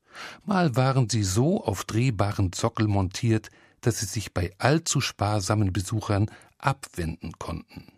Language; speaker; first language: German; native; German